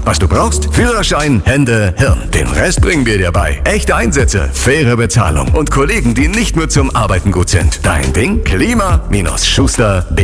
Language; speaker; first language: German; native; German